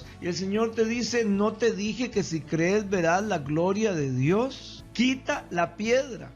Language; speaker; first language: Spanish; native; Spanish